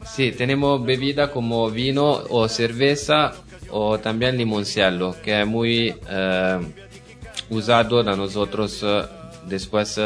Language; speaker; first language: Spanish; non-native, learner; Italian